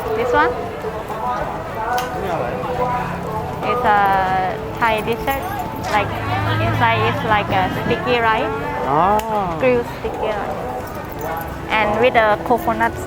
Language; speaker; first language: English; non-native, learner; Thai